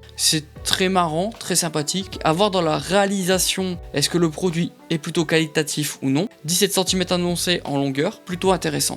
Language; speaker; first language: French; native; French